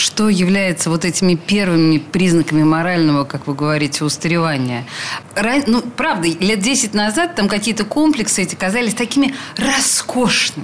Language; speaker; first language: Russian; native; Russian